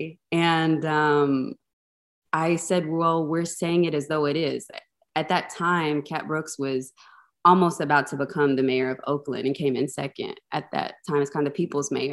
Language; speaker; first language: English; native; English